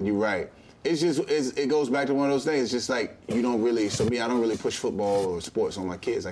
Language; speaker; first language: English; native; English